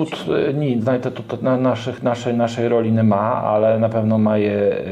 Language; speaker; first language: Ukrainian; non-native, learner; Polish